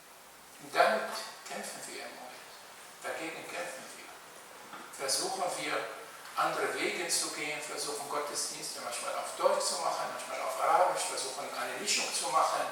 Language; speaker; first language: German; non-native, fluent; Arabic